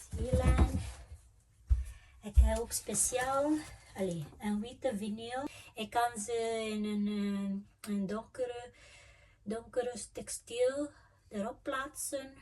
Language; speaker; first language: Dutch; non-native, fluent; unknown